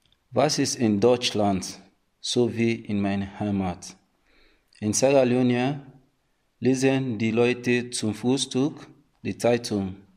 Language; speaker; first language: German; non-native, learner; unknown